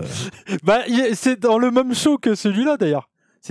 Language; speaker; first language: French; native; French